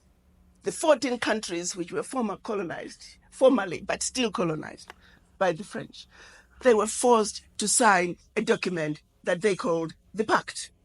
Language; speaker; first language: English; non-native, local second language; Shona